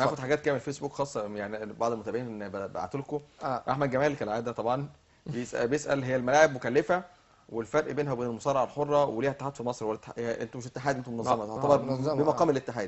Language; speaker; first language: Arabic; native; Arabic